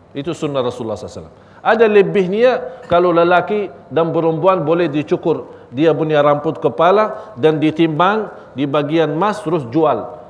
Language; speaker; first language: Malay; non-native, fluent; Arabic